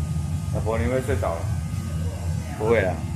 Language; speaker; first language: Chinese; native; Chinese